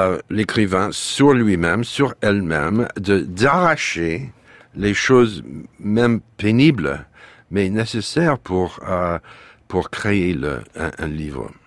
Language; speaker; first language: French; non-native, fluent; English